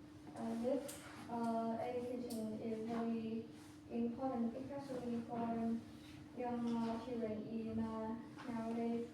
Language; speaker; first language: English; non-native, learner; Vietnamese